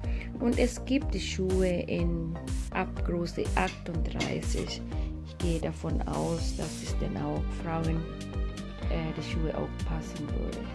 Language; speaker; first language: German; non-native, fluent; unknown